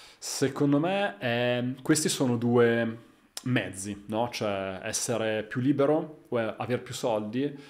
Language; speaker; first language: Italian; native; Italian